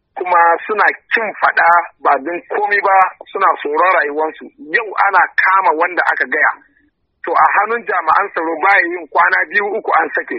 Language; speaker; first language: Hausa; native; Hausa